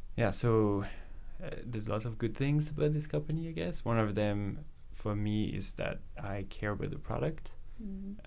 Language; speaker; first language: English; non-native, fluent; French